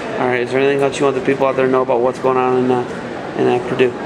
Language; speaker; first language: English; native; English